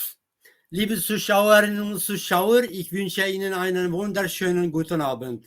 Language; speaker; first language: German; non-native, fluent; Kurdish